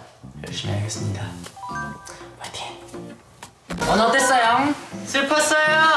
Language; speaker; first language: Korean; non-native, fluent; Japanese